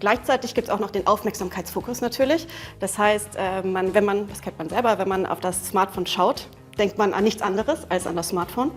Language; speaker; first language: German; native; German